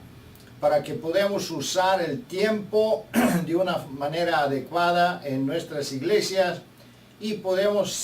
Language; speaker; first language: Spanish; non-native, fluent; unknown